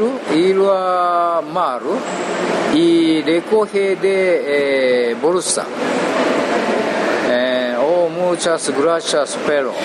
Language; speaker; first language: Spanish; non-native, learner; Japanese